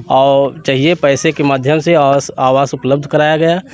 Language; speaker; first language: Hindi; native; Hindi